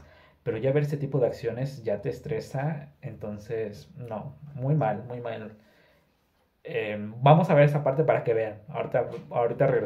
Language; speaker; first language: Spanish; native; Spanish